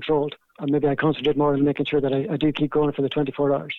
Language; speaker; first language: English; native; English